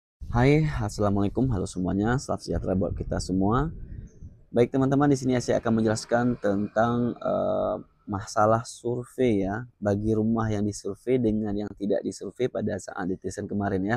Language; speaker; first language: Indonesian; native; Indonesian